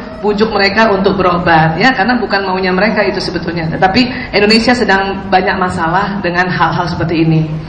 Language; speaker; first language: Indonesian; native; Indonesian